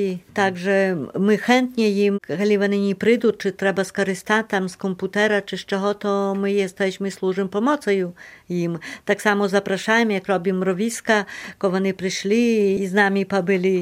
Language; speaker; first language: Polish; non-native, local second language; Belarusian